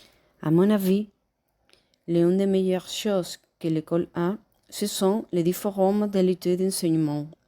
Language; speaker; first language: French; non-native, learner; Spanish